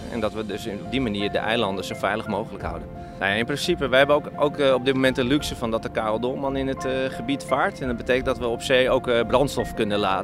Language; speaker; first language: Dutch; native; Dutch